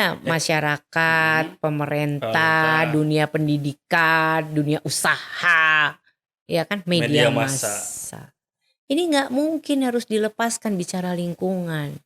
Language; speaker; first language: Indonesian; native; Indonesian